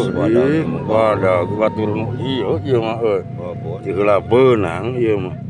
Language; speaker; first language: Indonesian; non-native, local second language; Sundanese